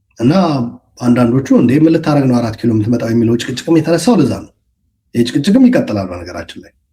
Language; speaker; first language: Amharic; non-native, local second language; Tigrinya